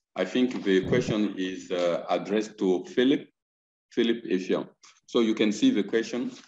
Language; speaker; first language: English; non-native, fluent; Bambara